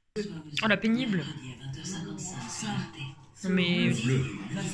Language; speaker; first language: French; native; French